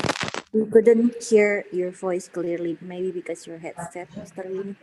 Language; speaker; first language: English; non-native, learner; Indonesian